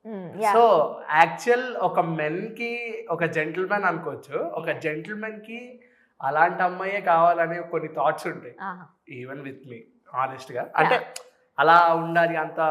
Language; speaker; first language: Telugu; native; Telugu